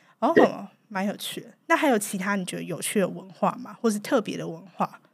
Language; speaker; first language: Chinese; native; Chinese